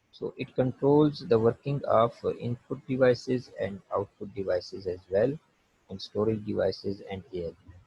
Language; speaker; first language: English; non-native, local second language; Urdu